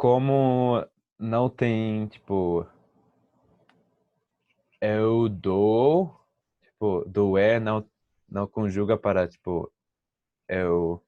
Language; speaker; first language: Portuguese; non-native, fluent; English